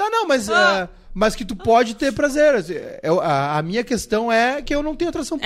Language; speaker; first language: Portuguese; native; Portuguese